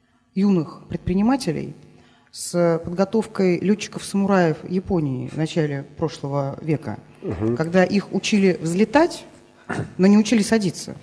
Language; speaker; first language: Russian; native; Russian